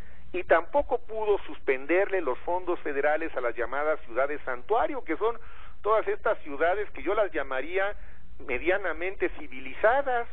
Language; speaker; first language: Spanish; native; Spanish